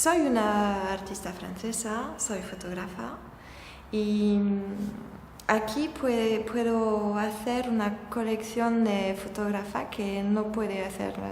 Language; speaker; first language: Spanish; non-native, learner; French